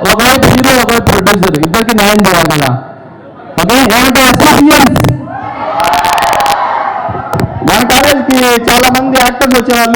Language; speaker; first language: Telugu; native; Telugu